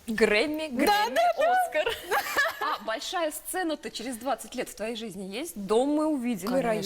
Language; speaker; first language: Russian; native; Russian